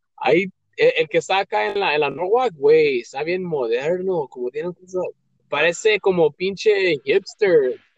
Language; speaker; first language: Spanish; early bilingual, heritage; Spanish